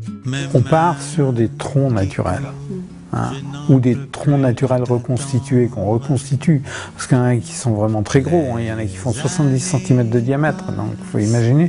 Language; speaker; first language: French; native; French